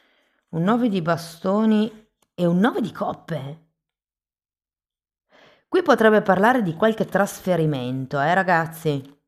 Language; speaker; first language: Italian; native; Italian